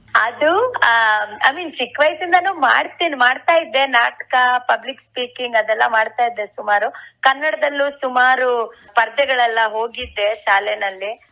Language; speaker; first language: Kannada; native; Kannada